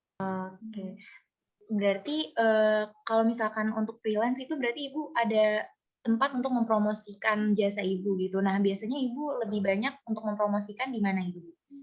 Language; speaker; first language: Indonesian; native; Indonesian